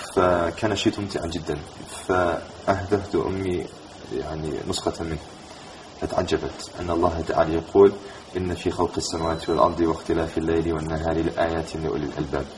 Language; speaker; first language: Arabic; non-native, fluent; English